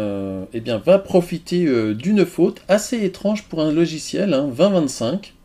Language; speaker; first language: French; native; French